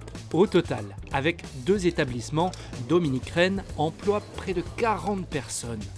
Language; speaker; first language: French; native; French